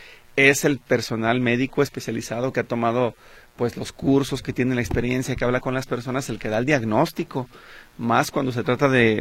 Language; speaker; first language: Spanish; native; Spanish